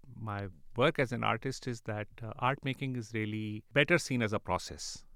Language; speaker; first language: English; non-native, local second language; Urdu